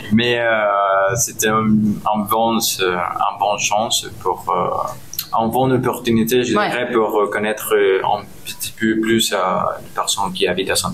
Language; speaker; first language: French; non-native, learner; Spanish